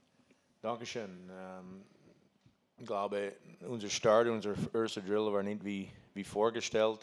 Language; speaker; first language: German; non-native, fluent; English